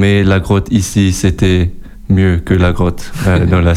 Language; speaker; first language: French; non-native, learner; German